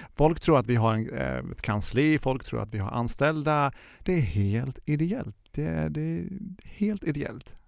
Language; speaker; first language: Swedish; early bilingual, other home language; Arabic